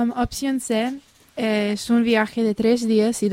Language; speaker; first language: Spanish; non-native, learner; English